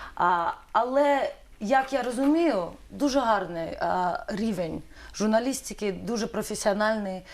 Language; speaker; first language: Ukrainian; non-native, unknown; Russian